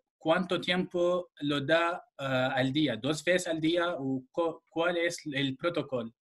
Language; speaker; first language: Spanish; non-native, fluent; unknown